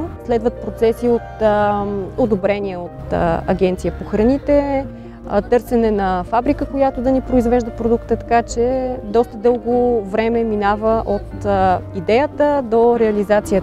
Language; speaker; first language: Bulgarian; native; Bulgarian